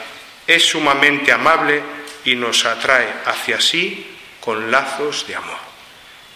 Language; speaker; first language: Spanish; native; Spanish